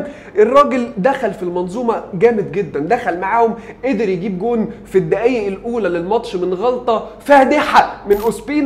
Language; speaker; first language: Arabic; native; Arabic